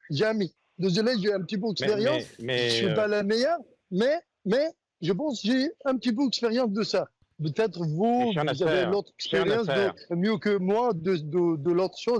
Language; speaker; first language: French; non-native, learner; Arabic